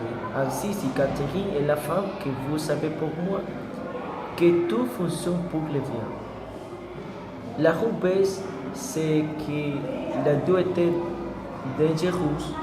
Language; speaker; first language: French; non-native, learner; Spanish